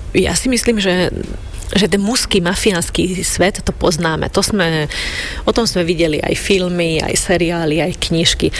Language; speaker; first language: Slovak; non-native, local second language; Hungarian